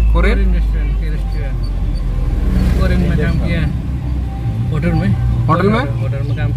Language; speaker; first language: Hindi; non-native, learner; Nepali